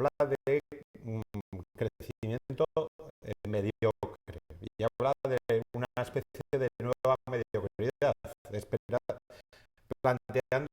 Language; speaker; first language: Spanish; native; Spanish